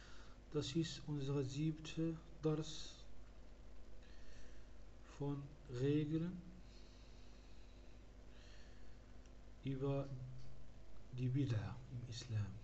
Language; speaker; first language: German; non-native, fluent; Arabic